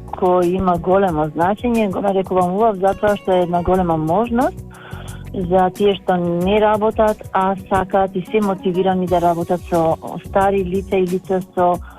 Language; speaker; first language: Macedonian; non-native, local second language; Albanian